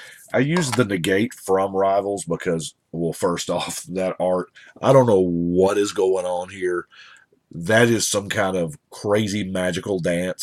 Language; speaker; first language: English; native; English